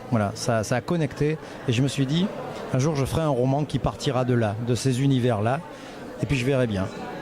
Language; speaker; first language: French; native; French